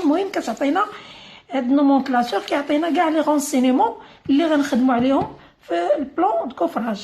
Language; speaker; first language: Arabic; native; Arabic